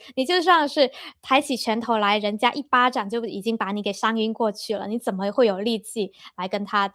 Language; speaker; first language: Chinese; native; Chinese